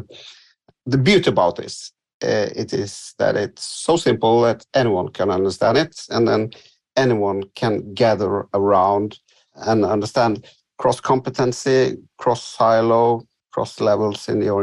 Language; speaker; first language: English; non-native, fluent; Norwegian